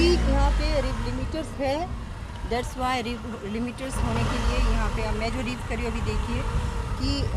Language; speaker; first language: Hindi; non-native, local second language; Bangla